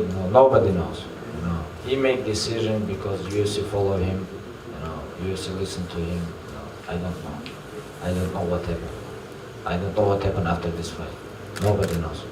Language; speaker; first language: English; non-native, learner; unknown